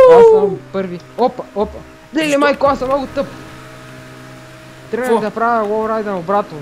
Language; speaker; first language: Bulgarian; native; Bulgarian